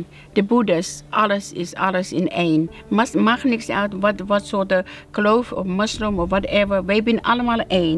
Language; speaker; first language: Dutch; non-native, learner; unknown